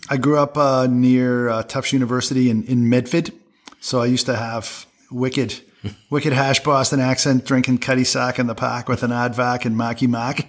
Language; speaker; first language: English; native; English